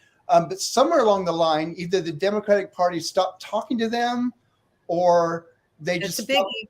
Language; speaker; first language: English; native; English